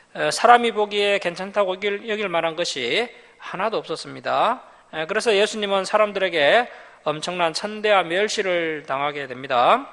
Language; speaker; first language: Korean; native; Korean